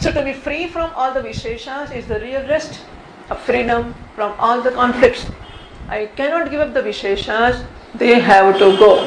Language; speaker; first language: English; non-native, local second language; Gujarati